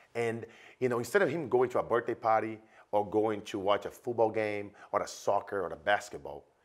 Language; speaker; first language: English; non-native, fluent; Portuguese